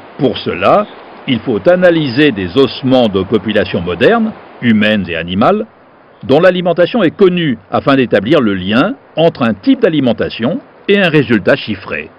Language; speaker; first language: French; native; French